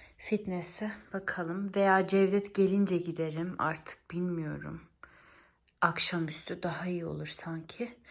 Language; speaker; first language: Turkish; early bilingual, heritage; Turkish